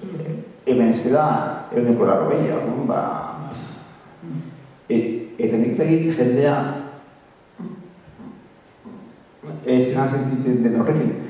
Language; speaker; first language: Basque; non-native, local second language; Spanish